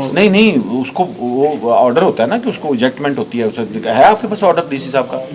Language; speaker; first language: Urdu; non-native, local second language; Punjabi